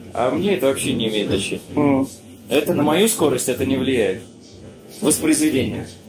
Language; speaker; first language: Russian; native; Russian